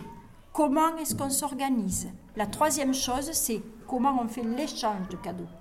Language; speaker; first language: French; native; French